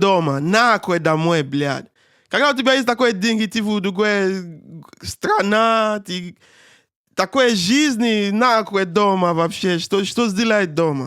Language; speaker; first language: Russian; non-native, learner; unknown